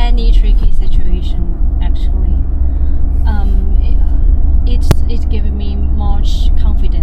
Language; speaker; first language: English; non-native, learner; Chinese